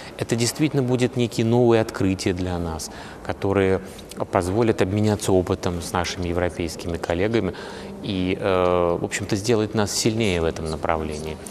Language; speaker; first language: Russian; native; Russian